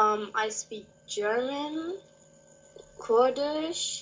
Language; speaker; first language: English; non-native, learner; Kurdish